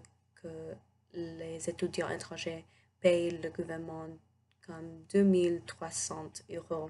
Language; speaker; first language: French; non-native, learner; English